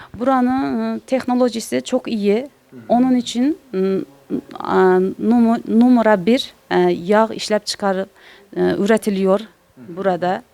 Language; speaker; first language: Turkish; non-native, learner; Uzbek